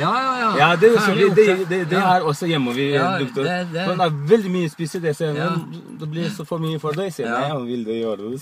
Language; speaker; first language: Norwegian; non-native, learner; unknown